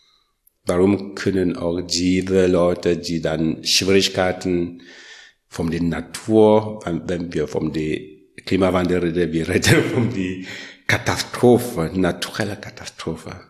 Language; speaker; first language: German; non-native, learner; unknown